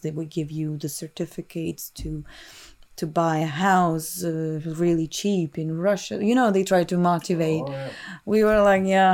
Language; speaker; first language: English; non-native, fluent; Russian